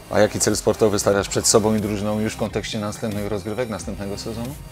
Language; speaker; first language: Polish; native; Polish